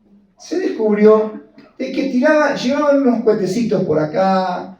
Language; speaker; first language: Spanish; native; Spanish